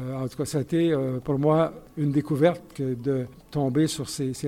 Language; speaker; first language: French; native; French